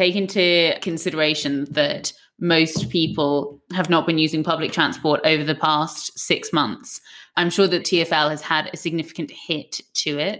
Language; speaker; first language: English; native; English